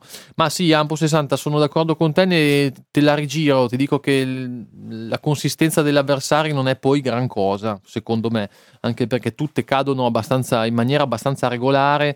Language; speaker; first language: Italian; native; Italian